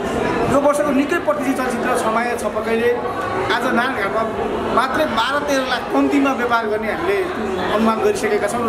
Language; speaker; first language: Nepali; native; Nepali